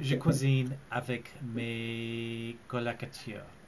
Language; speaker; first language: French; non-native, learner; English